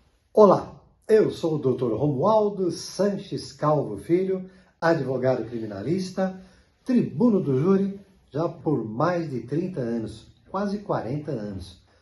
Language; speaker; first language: Portuguese; native; Portuguese